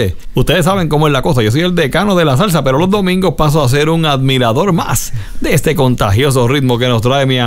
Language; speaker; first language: Spanish; native; Spanish